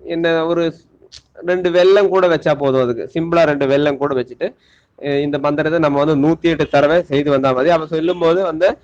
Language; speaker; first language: Tamil; non-native, local second language; Malayalam